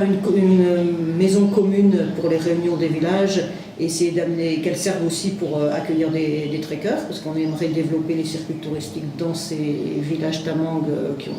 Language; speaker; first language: French; native; French